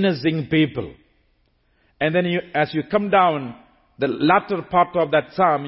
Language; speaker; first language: English; non-native, local second language; Malayalam